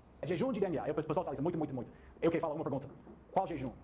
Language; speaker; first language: Portuguese; non-native, learner; English